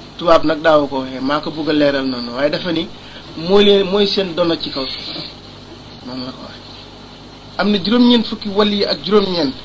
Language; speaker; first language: Wolof; native; Wolof